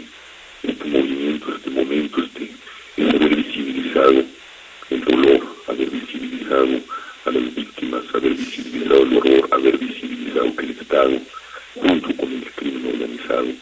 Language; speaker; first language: Spanish; native; Spanish